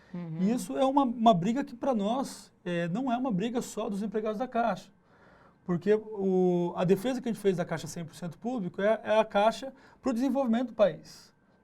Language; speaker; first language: Portuguese; native; Portuguese